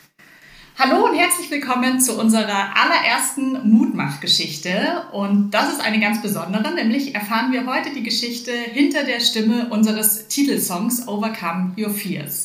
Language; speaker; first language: German; native; German